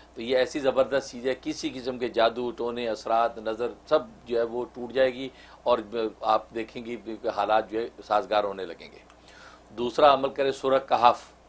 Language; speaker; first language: Urdu; non-native, local second language; Kashmiri